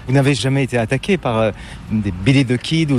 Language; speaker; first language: French; native; French